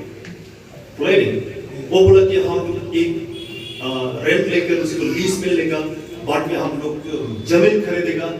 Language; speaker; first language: Hindi; non-native, local second language; Bodo